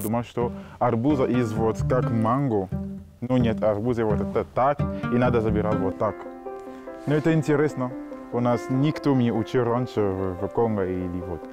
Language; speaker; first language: Russian; non-native, learner; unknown